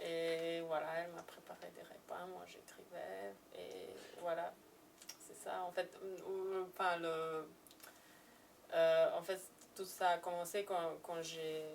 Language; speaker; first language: French; non-native, fluent; Serbian